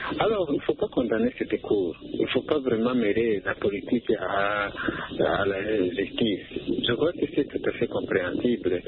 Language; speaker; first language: French; non-native, local second language; Rundi